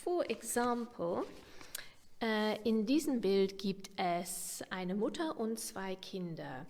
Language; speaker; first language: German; non-native, fluent; English